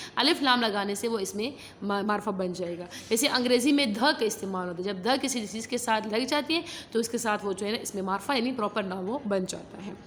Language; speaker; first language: Urdu; non-native, local second language; Pashto